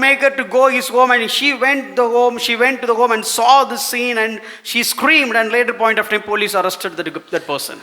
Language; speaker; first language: English; non-native, local second language; Tamil